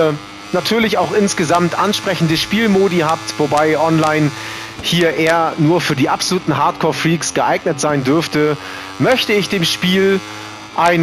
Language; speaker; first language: German; native; German